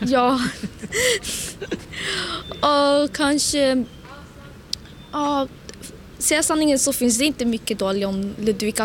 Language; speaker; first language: Swedish; early bilingual, other home language; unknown